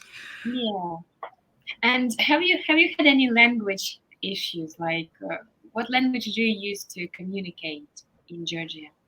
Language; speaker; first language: English; non-native, fluent; Russian